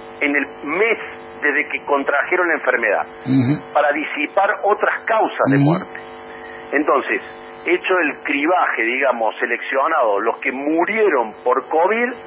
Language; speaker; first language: Spanish; native; Spanish